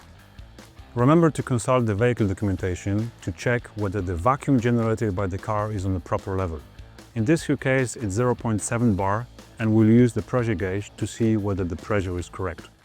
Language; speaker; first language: English; non-native, fluent; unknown